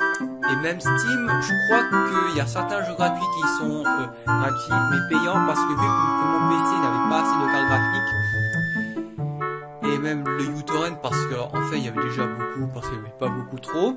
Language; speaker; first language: French; native; French